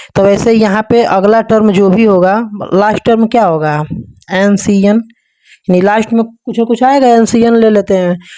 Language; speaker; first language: Hindi; native; Hindi